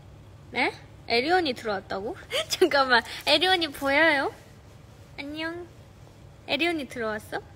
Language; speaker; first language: Korean; non-native, fluent; Chinese